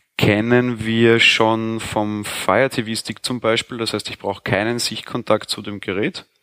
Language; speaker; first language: German; native; German